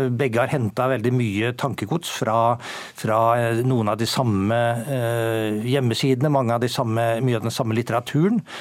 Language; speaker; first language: Norwegian; native; Norwegian